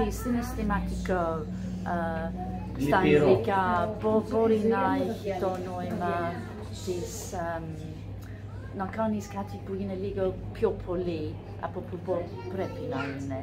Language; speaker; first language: Greek; non-native, learner; English